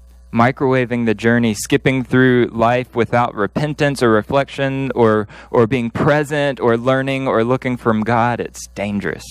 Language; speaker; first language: English; native; English